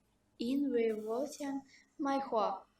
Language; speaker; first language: Chinese; non-native, learner; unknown